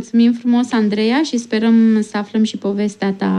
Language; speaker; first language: Romanian; native; Romanian